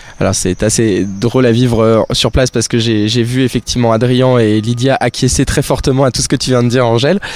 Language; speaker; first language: French; native; French